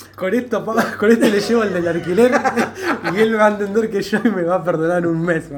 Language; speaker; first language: Spanish; native; Spanish